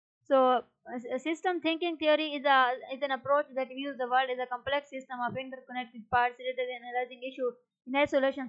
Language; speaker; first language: English; non-native, local second language; Urdu